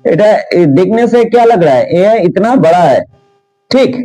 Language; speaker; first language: Hindi; non-native, local second language; Bangla